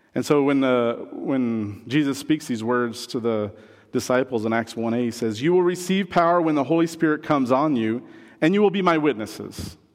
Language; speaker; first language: English; non-native, fluent; French